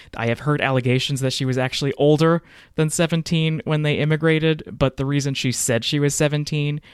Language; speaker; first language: English; native; English